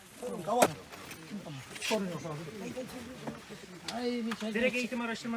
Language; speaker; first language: Turkish; native; Turkish